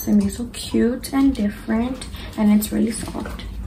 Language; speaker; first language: English; early bilingual, other home language; Spanish